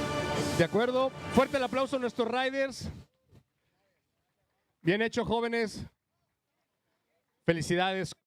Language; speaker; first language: Spanish; native; Spanish